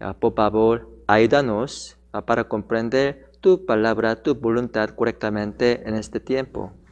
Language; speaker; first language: Spanish; non-native, learner; Korean